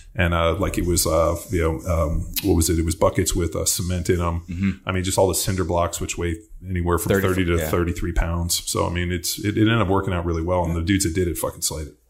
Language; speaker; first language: English; native; English